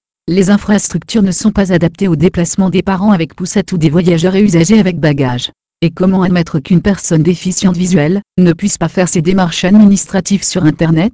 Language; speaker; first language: French; native; French